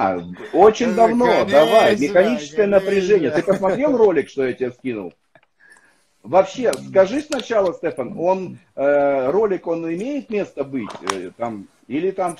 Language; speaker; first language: Russian; native; Russian